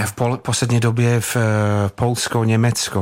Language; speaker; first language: Czech; non-native, fluent; English